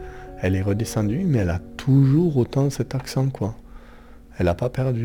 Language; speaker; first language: French; native; French